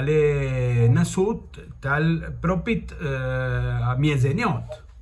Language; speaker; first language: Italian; early bilingual, heritage; Spanish